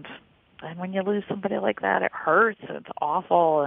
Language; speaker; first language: English; native; English